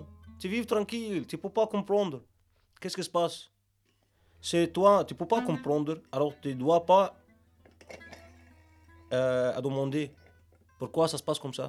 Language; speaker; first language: French; non-native, learner; Arabic